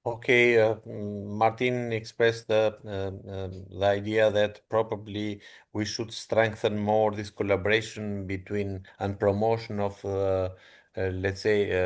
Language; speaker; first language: English; non-native, fluent; Albanian